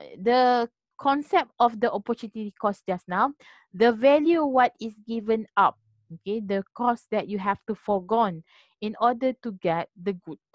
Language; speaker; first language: English; non-native, local second language; Malay